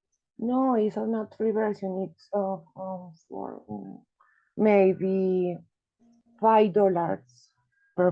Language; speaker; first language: English; non-native, learner; Spanish